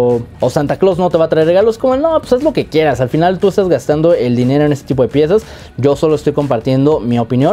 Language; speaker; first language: Spanish; native; Spanish